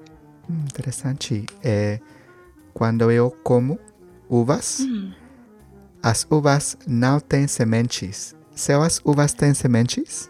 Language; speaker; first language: Portuguese; non-native, learner; Spanish